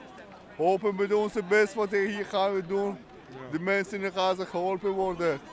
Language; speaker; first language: Dutch; non-native, learner; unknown